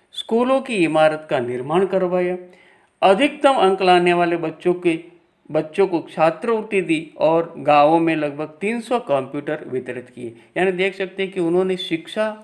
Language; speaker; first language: Hindi; non-native, local second language; Gujarati